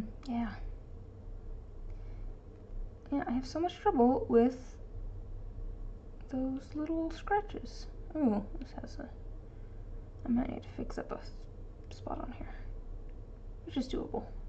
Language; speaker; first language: English; native; English